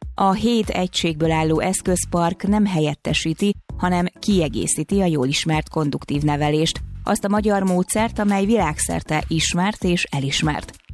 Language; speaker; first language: Hungarian; native; Hungarian